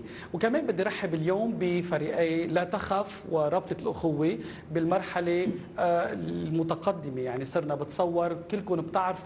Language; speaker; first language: Arabic; native; Arabic